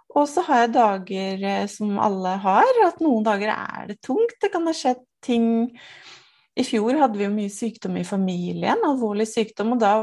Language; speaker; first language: Norwegian; native; Norwegian